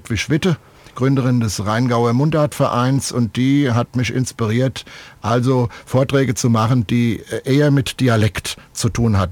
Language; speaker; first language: German; native; German